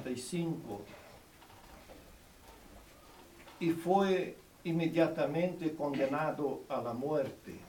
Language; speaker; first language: Spanish; non-native, fluent; Portuguese